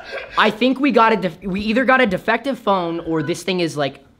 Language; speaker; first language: English; native; English